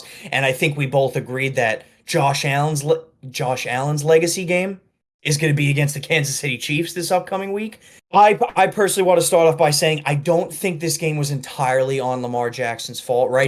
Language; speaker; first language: English; native; English